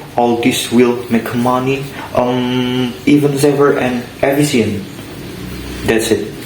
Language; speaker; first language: English; non-native, learner; Indonesian